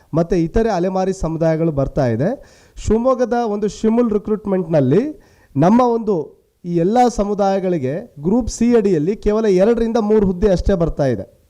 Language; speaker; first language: Kannada; non-native, local second language; Lambadi